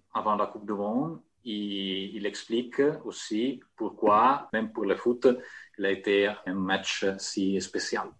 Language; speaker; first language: French; non-native, fluent; Italian